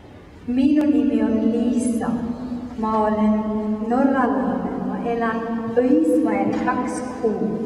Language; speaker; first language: Estonian; non-native, learner; Norwegian